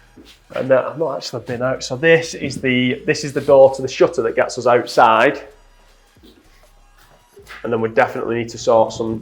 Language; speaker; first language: English; native; English